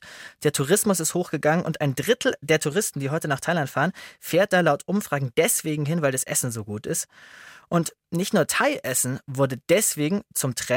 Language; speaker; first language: German; native; German